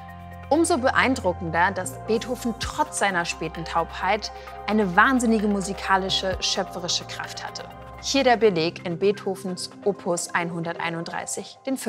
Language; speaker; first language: German; native; German